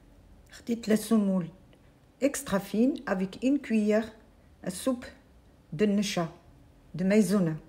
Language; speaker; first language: French; non-native, local second language; Arabic